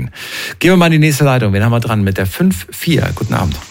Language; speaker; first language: German; native; German